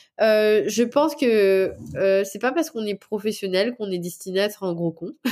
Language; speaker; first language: French; non-native, local second language; Morisyen